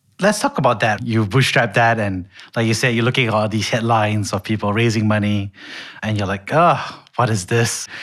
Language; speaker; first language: English; native; English